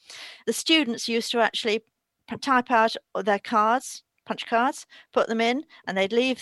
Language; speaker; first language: English; native; English